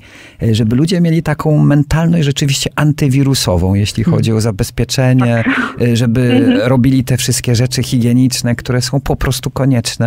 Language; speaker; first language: Polish; native; Polish